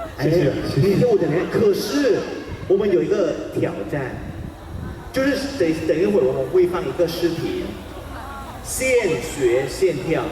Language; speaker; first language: Chinese; non-native, fluent; Thai